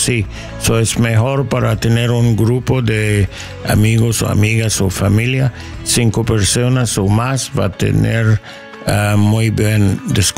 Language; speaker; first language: Spanish; non-native, learner; English